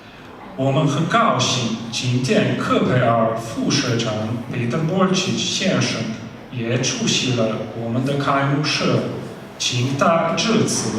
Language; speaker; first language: Chinese; non-native, fluent; Slovenian